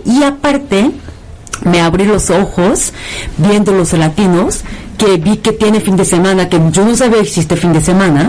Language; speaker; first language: Spanish; non-native, fluent; Korean